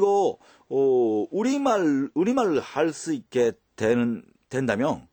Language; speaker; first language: Korean; non-native, fluent; Japanese